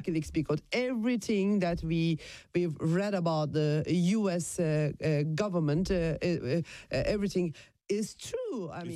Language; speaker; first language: English; non-native, fluent; Turkish